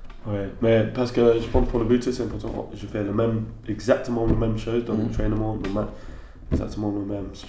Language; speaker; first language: French; non-native, learner; English